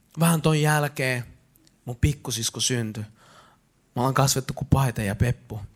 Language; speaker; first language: Finnish; native; Finnish